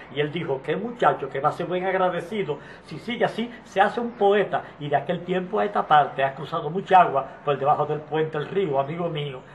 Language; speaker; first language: Spanish; native; Spanish